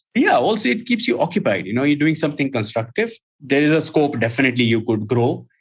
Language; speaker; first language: English; non-native, local second language; Hindi